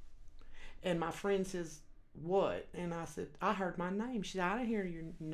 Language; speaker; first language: English; native; English